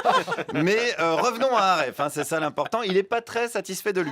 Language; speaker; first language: French; native; French